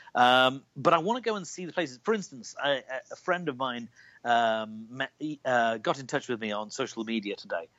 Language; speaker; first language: English; native; English